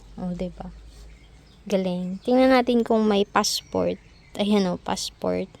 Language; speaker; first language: Filipino; native; Filipino